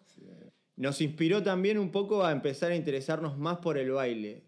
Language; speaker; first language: Spanish; native; Spanish